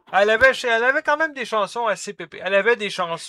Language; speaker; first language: French; native; French